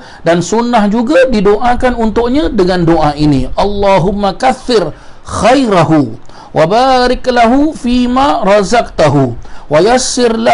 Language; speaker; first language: Malay; native; Malay